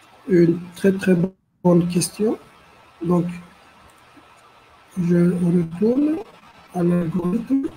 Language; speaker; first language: French; non-native, local second language; Arabic